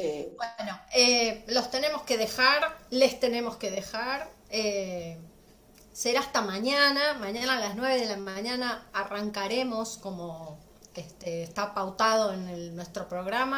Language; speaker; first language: Spanish; native; Spanish